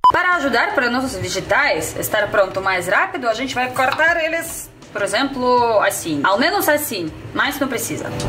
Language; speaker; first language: Portuguese; non-native, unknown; Russian